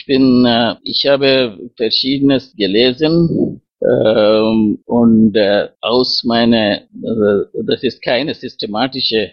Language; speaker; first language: German; non-native, fluent; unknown